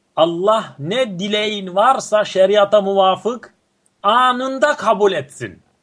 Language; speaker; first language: Turkish; native; Turkish